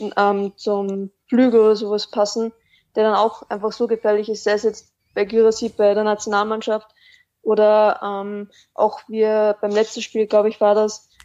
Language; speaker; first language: German; native; German